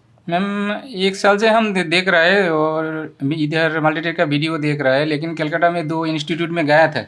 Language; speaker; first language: Hindi; non-native, local second language; Bangla